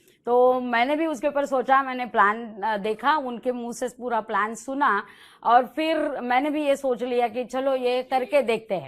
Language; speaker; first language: Hindi; non-native, local second language; Marathi